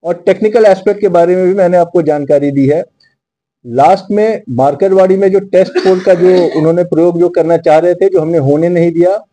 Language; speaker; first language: Hindi; non-native, local second language; Marathi